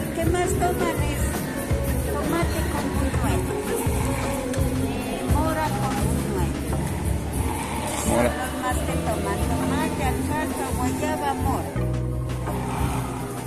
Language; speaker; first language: Spanish; native; Spanish